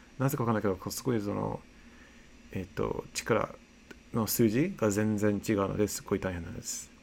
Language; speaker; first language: Japanese; non-native, fluent; English